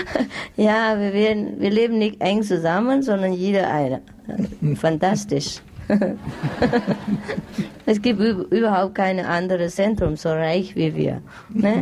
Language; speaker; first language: German; non-native, learner; Vietnamese